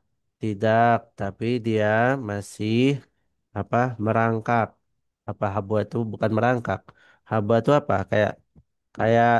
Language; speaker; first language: Indonesian; non-native, fluent; Banjar